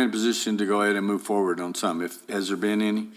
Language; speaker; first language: English; native; English